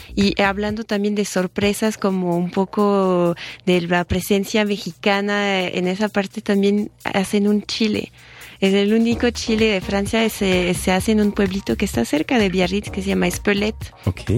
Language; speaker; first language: Spanish; non-native, fluent; French